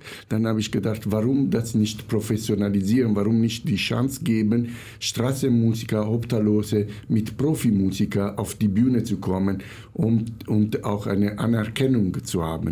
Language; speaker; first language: German; non-native, fluent; Italian